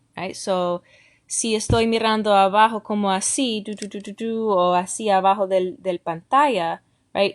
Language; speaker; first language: Spanish; non-native, fluent; English